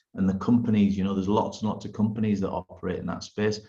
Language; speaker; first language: English; native; English